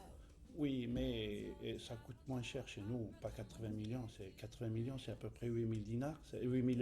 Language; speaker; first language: French; non-native, fluent; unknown